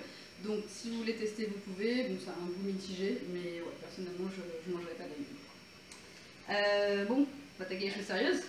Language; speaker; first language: French; native; French